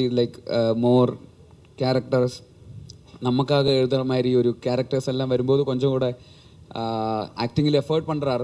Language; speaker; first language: Tamil; non-native, learner; Malayalam